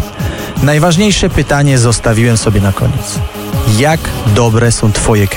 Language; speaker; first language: Polish; native; Polish